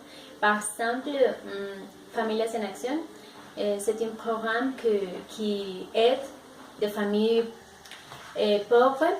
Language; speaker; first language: French; non-native, learner; Spanish